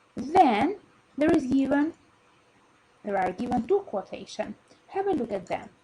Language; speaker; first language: English; non-native, fluent; Albanian